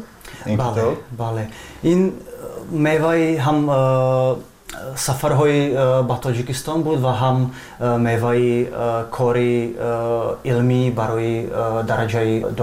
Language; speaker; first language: Persian; non-native, fluent; Czech